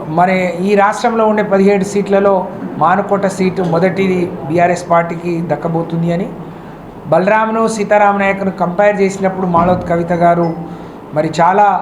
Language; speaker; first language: Telugu; native; Telugu